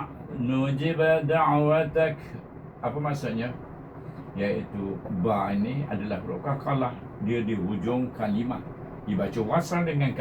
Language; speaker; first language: Malay; native; Malay